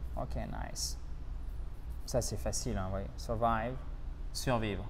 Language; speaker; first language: French; native; French